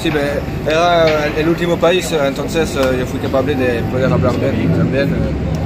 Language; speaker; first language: Spanish; non-native, learner; French